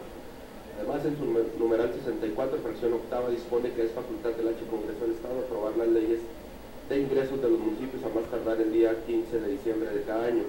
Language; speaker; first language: Spanish; native; Spanish